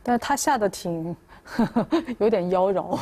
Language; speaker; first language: Chinese; native; Chinese